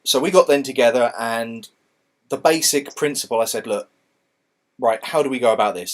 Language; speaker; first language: English; native; English